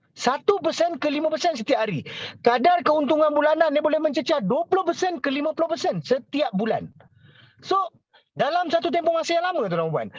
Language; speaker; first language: Malay; native; Malay